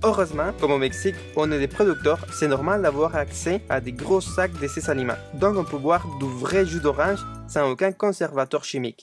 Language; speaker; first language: French; non-native, fluent; Spanish